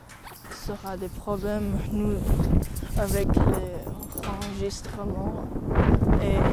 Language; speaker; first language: French; non-native, learner; English